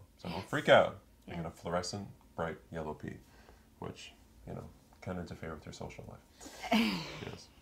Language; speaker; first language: English; native; English